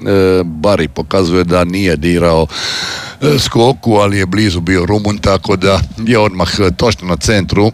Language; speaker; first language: Serbian; native; Serbian